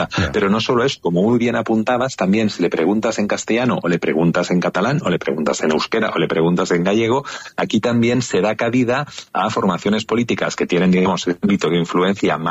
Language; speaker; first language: Spanish; native; Spanish